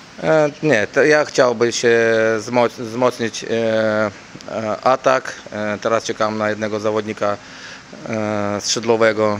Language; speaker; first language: Polish; non-native, learner; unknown